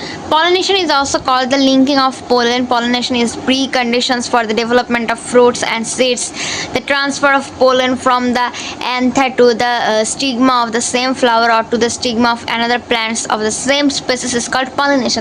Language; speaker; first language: English; non-native, local second language; Bangla